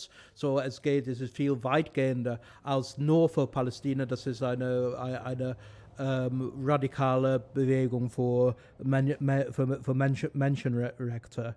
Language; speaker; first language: German; non-native, fluent; English